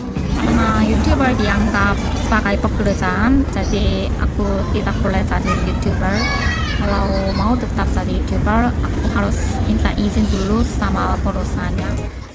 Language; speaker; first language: Indonesian; non-native, learner; Korean